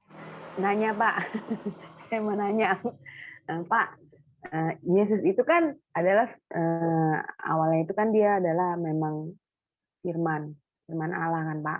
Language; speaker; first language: Indonesian; native; Indonesian